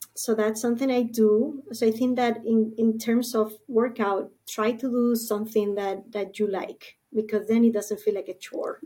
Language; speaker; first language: English; non-native, fluent; Spanish